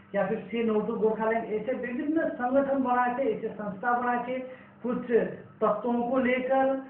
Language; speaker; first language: Hindi; non-native, local second language; Nepali